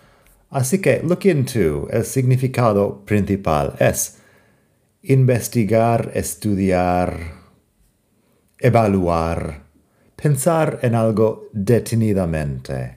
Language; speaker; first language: Spanish; non-native, fluent; English